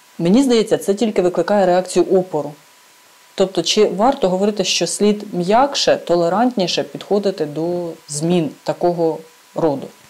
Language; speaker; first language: Ukrainian; native; Ukrainian